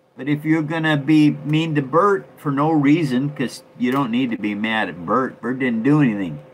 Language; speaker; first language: English; native; English